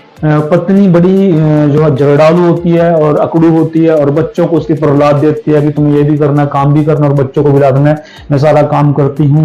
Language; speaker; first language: Hindi; native; Hindi